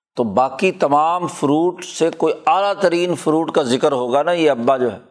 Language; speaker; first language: Urdu; non-native, local second language; Punjabi